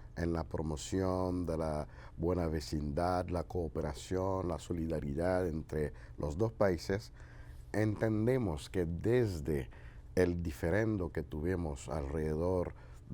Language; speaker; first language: Spanish; non-native, fluent; Haitian Creole